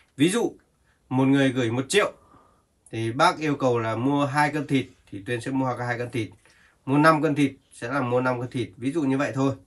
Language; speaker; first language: Vietnamese; native; Vietnamese